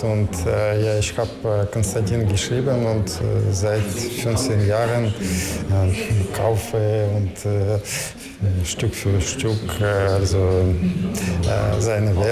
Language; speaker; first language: German; non-native, learner; Russian